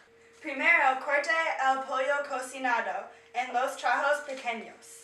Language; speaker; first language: Spanish; non-native, learner; English